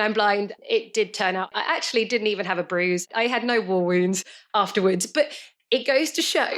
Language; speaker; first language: English; native; English